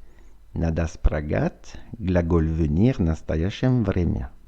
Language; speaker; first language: Russian; non-native, fluent; French